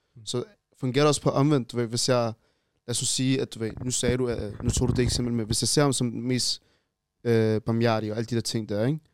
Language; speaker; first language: Danish; early bilingual, other home language; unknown